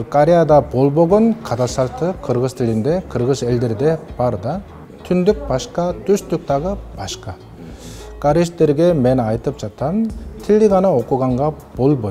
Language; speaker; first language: Kyrgyz; non-native, fluent; Korean